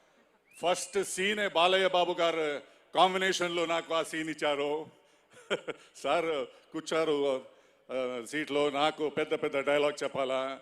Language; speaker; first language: Telugu; non-native, learner; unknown